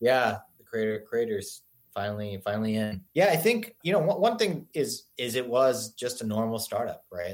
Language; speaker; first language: English; native; English